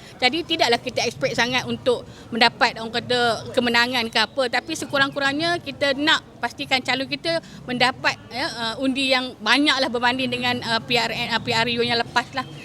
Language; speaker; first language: Malay; native; Malay